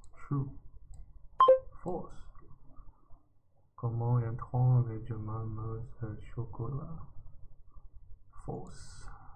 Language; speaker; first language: French; non-native, learner; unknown